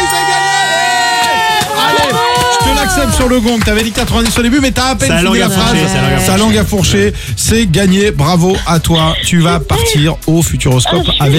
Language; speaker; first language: French; native; French